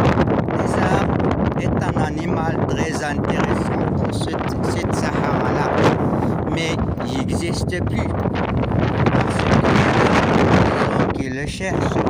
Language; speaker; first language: French; non-native, learner; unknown